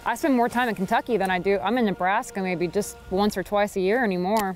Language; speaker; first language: English; native; English